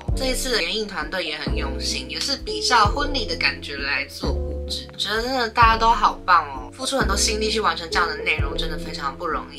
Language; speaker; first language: Chinese; native; Chinese